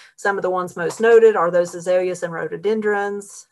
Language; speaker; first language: English; native; English